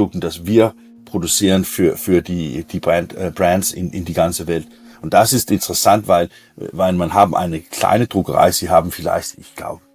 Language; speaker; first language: German; non-native, learner; Danish